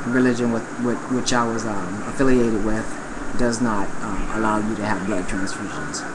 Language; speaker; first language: English; native; English